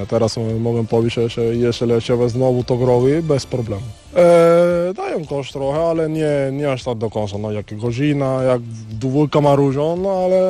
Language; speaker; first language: Polish; non-native, learner; Spanish